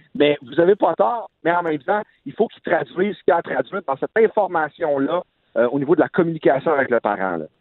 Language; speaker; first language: French; native; French